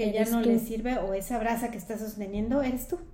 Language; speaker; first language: Spanish; native; Spanish